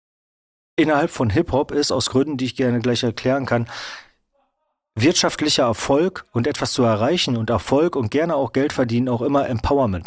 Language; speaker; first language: German; native; German